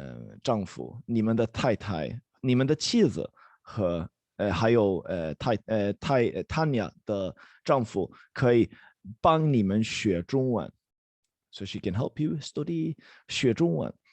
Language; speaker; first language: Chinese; non-native, fluent; Swedish